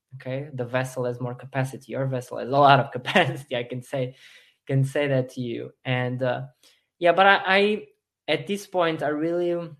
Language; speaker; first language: English; non-native, fluent; Portuguese